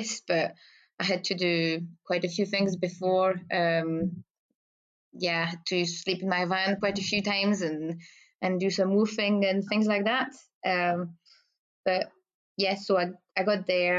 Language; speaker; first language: English; non-native, fluent; French